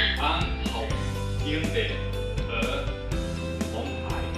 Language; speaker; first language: Vietnamese; non-native, learner; English